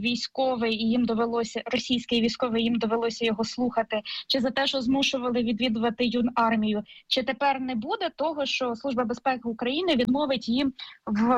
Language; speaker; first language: Ukrainian; native; Ukrainian